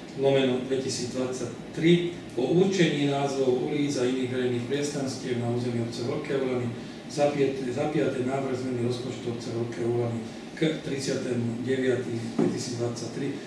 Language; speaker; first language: Slovak; non-native, local second language; Hungarian